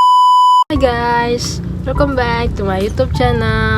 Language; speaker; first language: English; non-native, learner; Indonesian